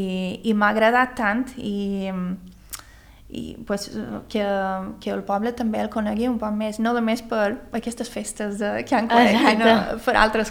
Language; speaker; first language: Catalan; early bilingual, other home language; Swedish